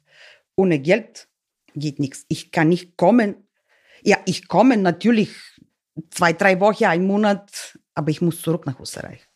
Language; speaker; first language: German; non-native, learner; Bulgarian